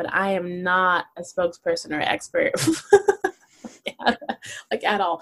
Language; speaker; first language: English; native; English